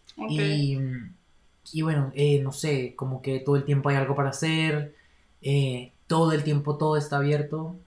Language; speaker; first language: Spanish; native; Spanish